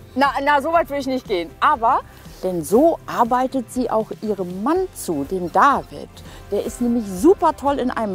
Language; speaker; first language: German; native; German